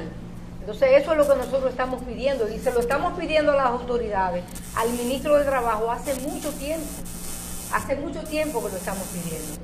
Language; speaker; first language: Spanish; native; Spanish